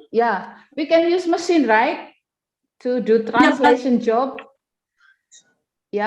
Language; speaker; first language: English; non-native, fluent; Indonesian